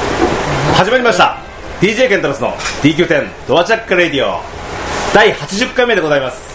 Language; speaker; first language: Japanese; native; Japanese